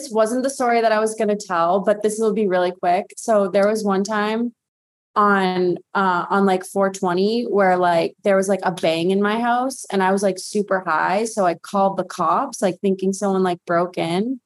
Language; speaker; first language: English; native; English